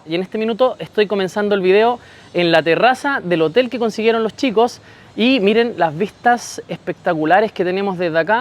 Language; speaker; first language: Spanish; native; Spanish